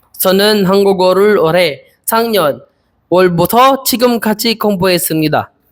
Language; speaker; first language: Korean; non-native, learner; Filipino